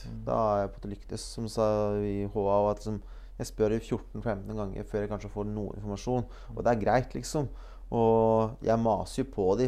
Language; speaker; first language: Norwegian; early bilingual, other home language; Bosnian